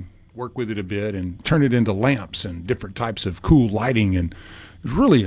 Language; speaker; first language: English; native; English